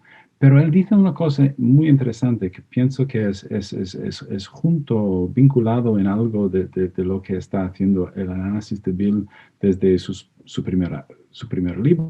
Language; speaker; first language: Spanish; non-native, fluent; English